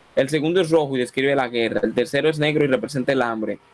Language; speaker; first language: Spanish; native; Spanish